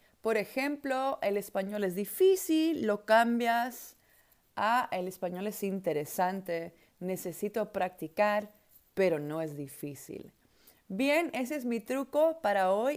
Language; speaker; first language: Spanish; non-native, fluent; Dutch